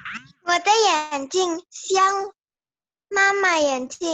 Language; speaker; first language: Chinese; non-native, learner; Indonesian